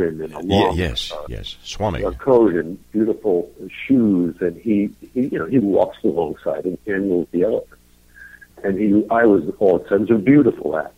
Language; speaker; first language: English; native; English